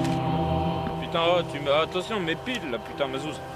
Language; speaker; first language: French; native; French